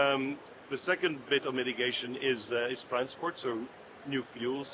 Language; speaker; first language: English; non-native, fluent; Dutch